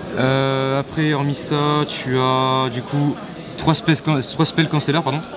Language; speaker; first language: French; native; French